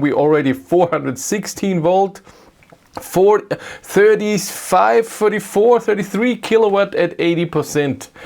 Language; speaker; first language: English; non-native, fluent; German